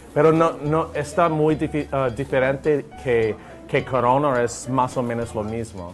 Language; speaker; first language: Spanish; non-native, learner; English